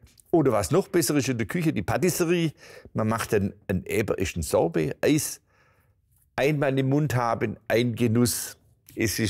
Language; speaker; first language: German; native; German